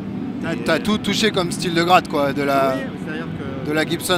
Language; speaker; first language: French; native; French